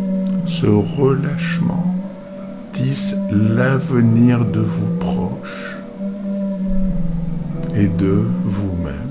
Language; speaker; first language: French; native; French